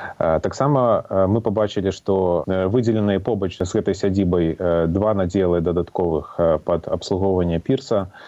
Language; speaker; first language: Belarusian; non-native, local second language; Russian